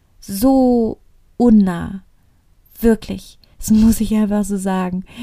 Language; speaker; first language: German; native; German